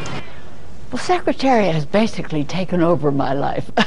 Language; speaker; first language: English; native; English